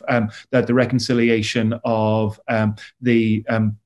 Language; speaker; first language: English; native; English